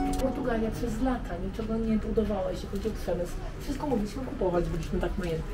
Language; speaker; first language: Polish; native; Polish